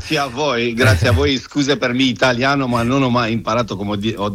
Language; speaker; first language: Italian; non-native, learner; Romanian